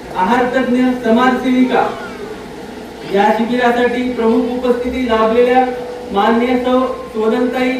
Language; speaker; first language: Marathi; native; Marathi